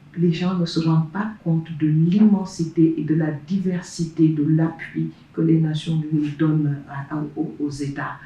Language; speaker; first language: French; non-native, local second language; Wolof